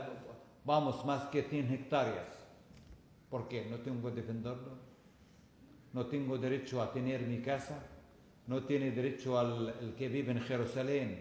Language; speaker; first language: Spanish; non-native, fluent; Arabic